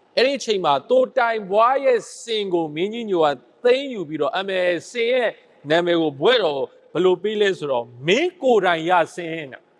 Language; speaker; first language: Burmese; native; Burmese